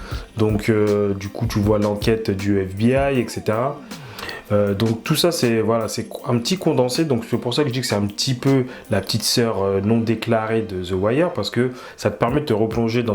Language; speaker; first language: French; native; French